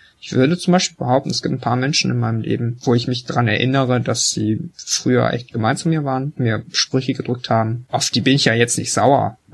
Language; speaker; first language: German; early bilingual, other home language; Korean